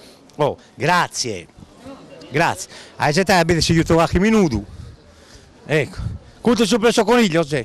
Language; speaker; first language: Italian; native; Italian